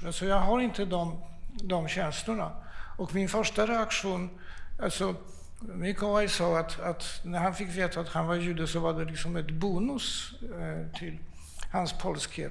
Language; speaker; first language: Swedish; non-native, fluent; Polish